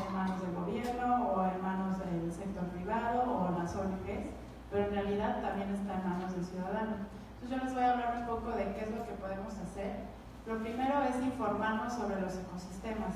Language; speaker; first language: Spanish; native; Spanish